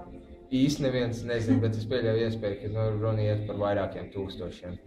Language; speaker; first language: Latvian; native; Latvian